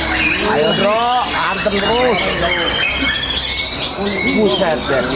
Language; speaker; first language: Indonesian; native; Indonesian